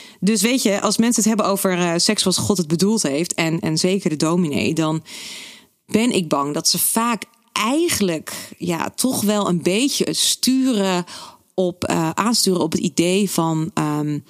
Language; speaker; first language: Dutch; native; Dutch